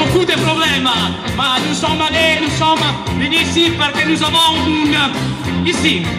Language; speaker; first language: French; non-native, learner; Italian